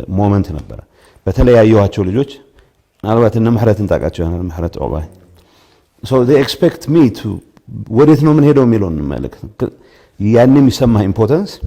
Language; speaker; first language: Amharic; non-native, local second language; Tigrinya